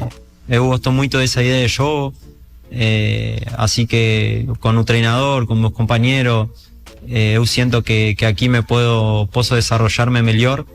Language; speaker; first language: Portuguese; non-native, learner; Spanish